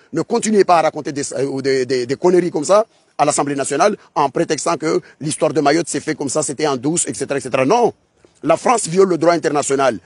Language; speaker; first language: French; non-native, local second language; Ngazidja Comorian